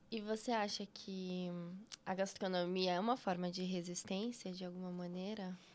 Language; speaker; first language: Portuguese; native; Portuguese